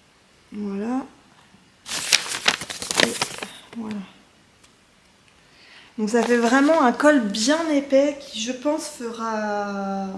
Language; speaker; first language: French; native; French